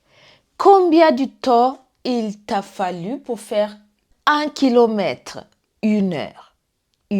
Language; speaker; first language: French; non-native, fluent; English